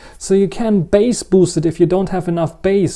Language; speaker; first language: English; non-native, fluent; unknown